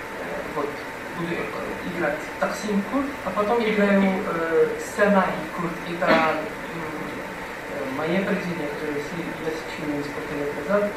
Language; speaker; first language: Russian; non-native, fluent; Arabic